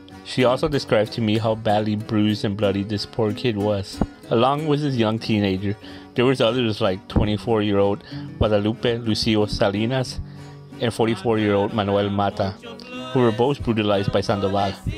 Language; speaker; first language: English; native; English